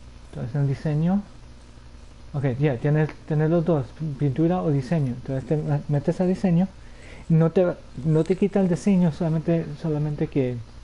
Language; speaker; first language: Spanish; native; Spanish